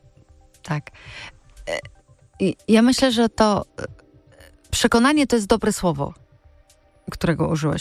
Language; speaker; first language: Polish; native; Polish